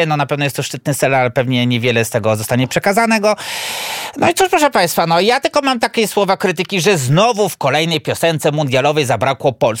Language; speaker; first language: Polish; native; Polish